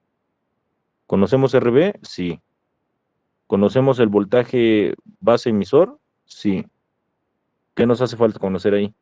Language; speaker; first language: Spanish; native; Spanish